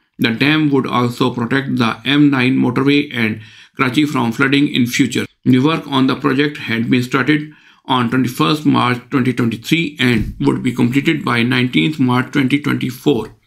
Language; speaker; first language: English; non-native, local second language; Urdu